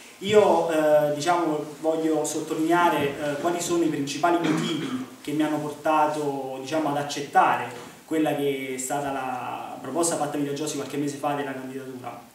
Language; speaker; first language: Italian; native; Italian